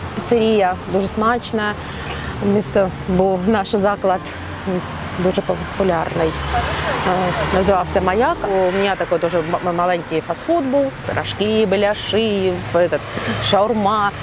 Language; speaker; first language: Ukrainian; non-native, local second language; Russian